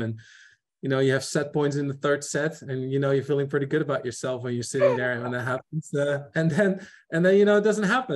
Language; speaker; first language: English; non-native, fluent; Dutch